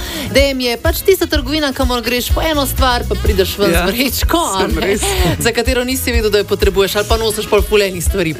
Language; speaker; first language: Slovenian; native; Slovenian